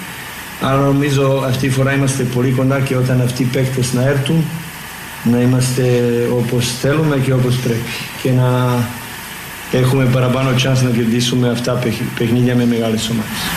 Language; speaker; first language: Greek; non-native, learner; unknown